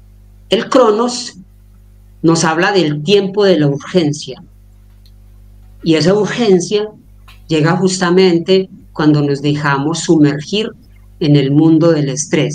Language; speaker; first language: Spanish; native; Spanish